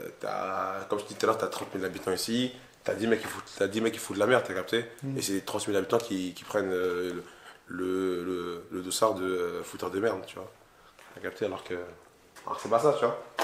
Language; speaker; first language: French; native; French